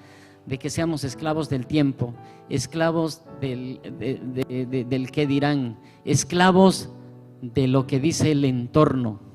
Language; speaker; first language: Spanish; native; Spanish